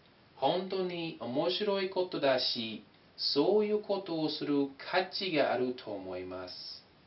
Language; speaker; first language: Japanese; non-native, fluent; English